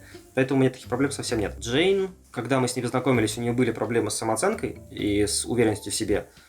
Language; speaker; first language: Russian; native; Russian